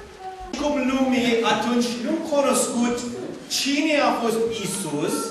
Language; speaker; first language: Romanian; non-native, learner; English